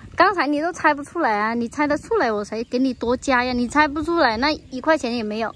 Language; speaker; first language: Chinese; non-native, fluent; Vietnamese